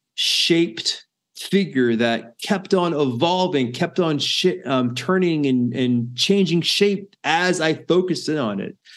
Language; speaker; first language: English; native; English